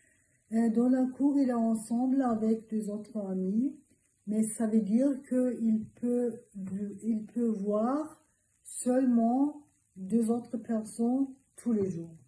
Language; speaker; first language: French; non-native, learner; Turkish